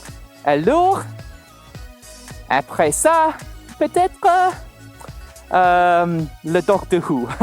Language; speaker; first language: French; non-native, learner; English